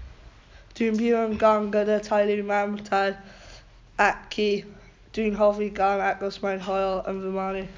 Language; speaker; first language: Welsh; non-native, learner; English